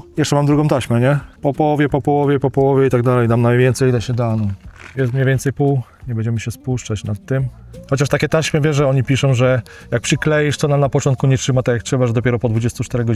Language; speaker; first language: Polish; native; Polish